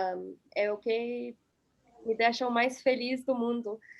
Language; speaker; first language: Portuguese; non-native, fluent; English